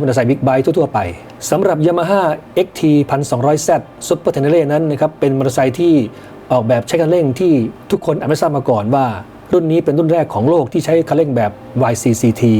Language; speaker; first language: Thai; native; Thai